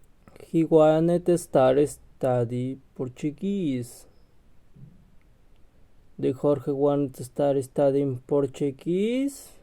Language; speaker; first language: English; non-native, learner; Spanish